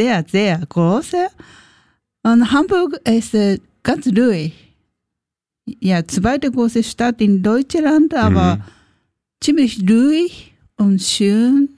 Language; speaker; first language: German; non-native, learner; Japanese